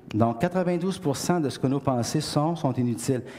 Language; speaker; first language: French; native; French